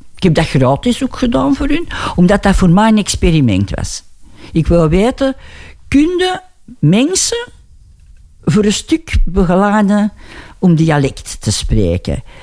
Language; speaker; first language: Dutch; native; Dutch